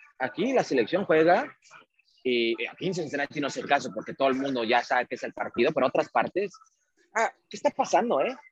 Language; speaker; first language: Spanish; early bilingual, heritage; Spanish